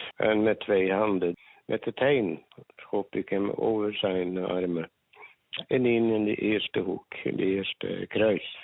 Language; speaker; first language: Dutch; non-native, fluent; Swedish